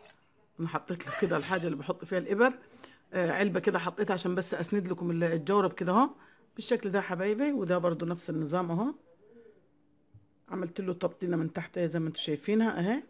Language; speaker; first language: Arabic; native; Arabic